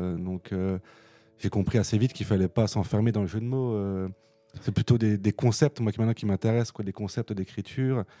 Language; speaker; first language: French; native; French